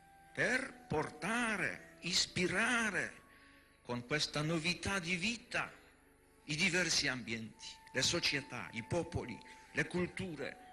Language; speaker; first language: Italian; non-native, fluent; Polish